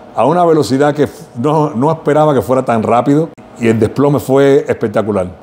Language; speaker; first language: Spanish; native; Spanish